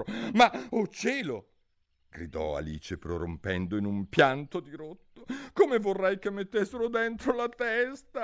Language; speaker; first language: Italian; native; Italian